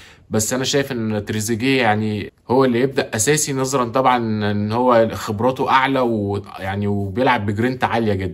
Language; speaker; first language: Arabic; native; Arabic